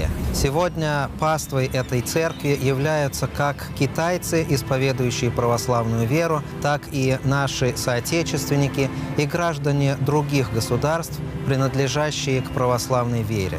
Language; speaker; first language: Russian; native; Russian